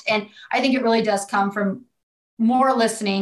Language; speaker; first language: English; native; English